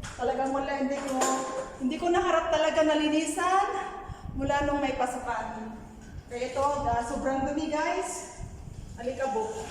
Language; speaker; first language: Filipino; native; Filipino